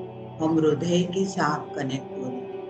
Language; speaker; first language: Hindi; native; Hindi